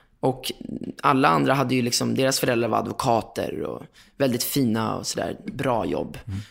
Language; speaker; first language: Swedish; native; Swedish